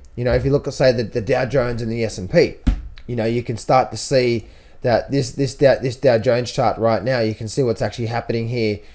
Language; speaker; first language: English; native; English